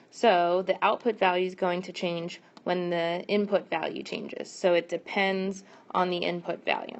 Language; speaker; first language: English; native; English